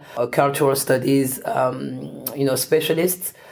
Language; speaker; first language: English; non-native, fluent; French